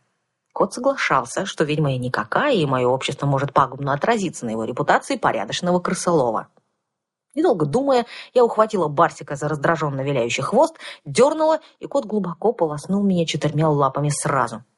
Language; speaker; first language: Russian; native; Russian